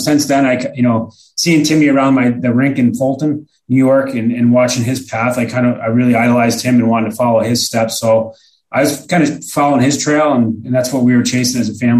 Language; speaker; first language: English; native; English